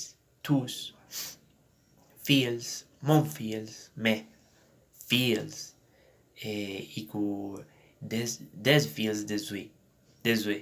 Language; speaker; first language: French; non-native, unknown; Spanish